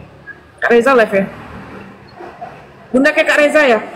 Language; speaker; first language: Indonesian; native; Indonesian